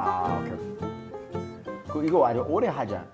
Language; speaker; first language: Korean; non-native, fluent; English